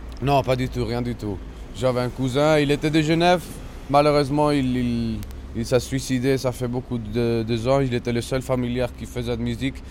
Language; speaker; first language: French; non-native, local second language; Spanish